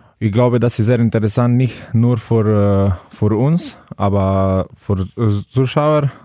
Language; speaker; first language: German; non-native, learner; Slovenian